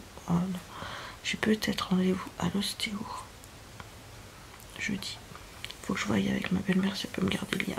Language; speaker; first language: French; native; French